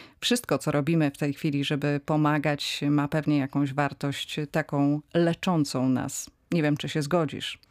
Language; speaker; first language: Polish; native; Polish